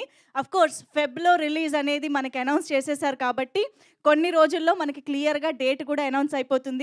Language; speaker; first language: Telugu; native; Telugu